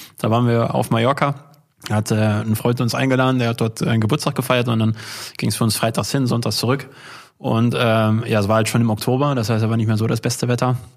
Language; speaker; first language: German; native; German